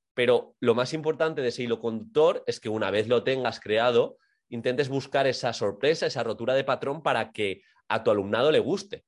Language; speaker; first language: Spanish; native; Spanish